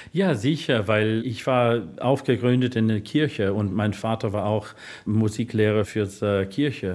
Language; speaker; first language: German; non-native, fluent; English